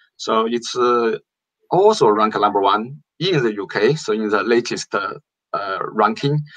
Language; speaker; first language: English; non-native, fluent; Chinese